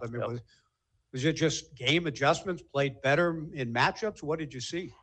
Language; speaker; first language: English; native; English